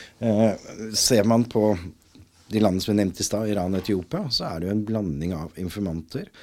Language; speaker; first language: Norwegian; native; Norwegian